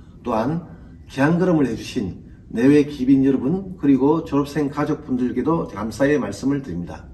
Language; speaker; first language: Korean; native; Korean